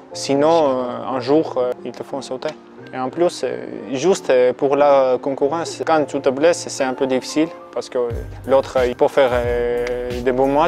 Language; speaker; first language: French; non-native, fluent; Armenian